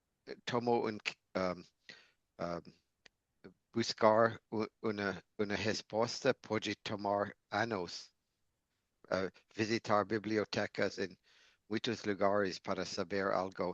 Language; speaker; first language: Portuguese; non-native, learner; English